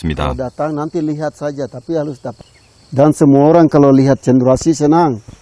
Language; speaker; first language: Indonesian; non-native, local second language; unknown